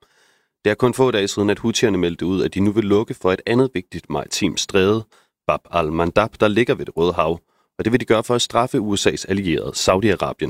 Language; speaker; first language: Danish; native; Danish